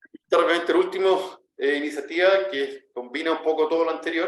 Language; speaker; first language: Spanish; native; Spanish